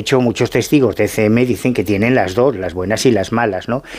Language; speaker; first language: Spanish; native; Spanish